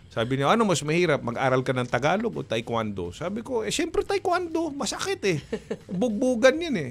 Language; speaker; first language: Filipino; non-native, local second language; Hiligaynon